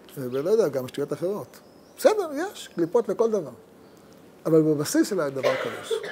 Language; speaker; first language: Hebrew; native; Hebrew